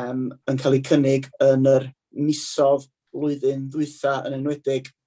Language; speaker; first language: Welsh; native; Welsh